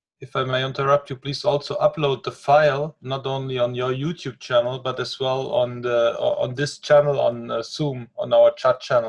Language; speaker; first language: English; non-native, fluent; German